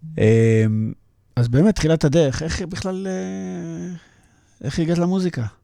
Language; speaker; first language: Hebrew; native; Hebrew